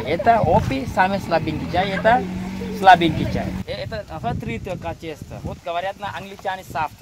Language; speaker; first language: Russian; non-native, learner; Sinhala